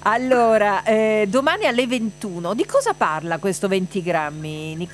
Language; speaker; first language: Italian; native; Italian